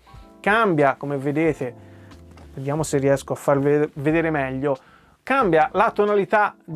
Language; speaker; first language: Italian; native; Italian